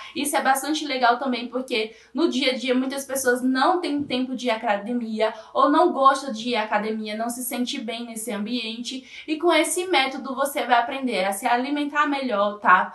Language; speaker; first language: Portuguese; native; Portuguese